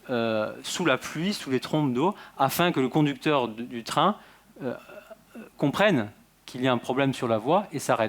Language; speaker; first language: French; native; French